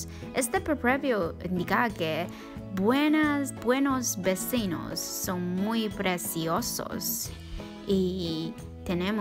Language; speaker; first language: Spanish; non-native, learner; Chinese